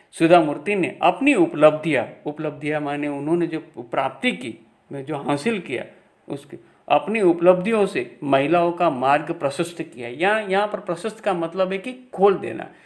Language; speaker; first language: Hindi; non-native, local second language; Gujarati